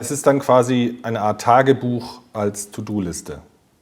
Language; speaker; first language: German; native; German